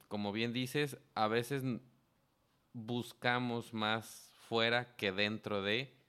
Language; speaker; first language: Spanish; native; Spanish